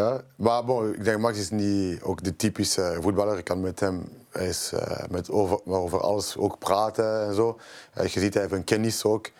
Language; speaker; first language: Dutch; non-native, local second language; French